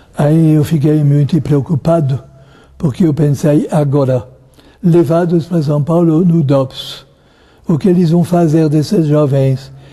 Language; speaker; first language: Portuguese; non-native, fluent; French